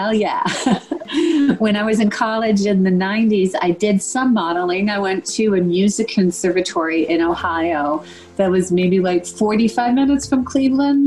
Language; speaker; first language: English; native; English